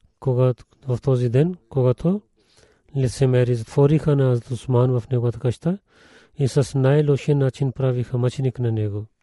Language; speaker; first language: Bulgarian; non-native, learner; Urdu